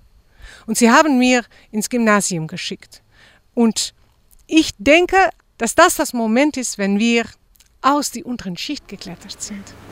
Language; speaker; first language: German; non-native, fluent; Dutch